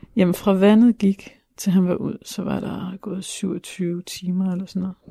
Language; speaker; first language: Danish; native; Danish